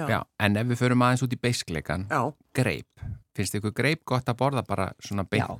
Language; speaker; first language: Icelandic; native; Icelandic